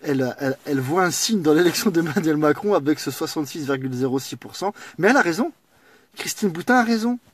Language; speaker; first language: French; native; French